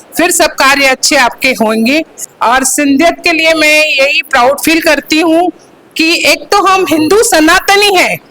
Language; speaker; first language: Hindi; non-native, local second language; Sindhi